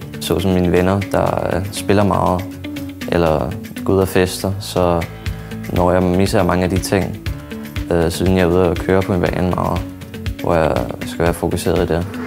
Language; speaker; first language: Danish; native; Danish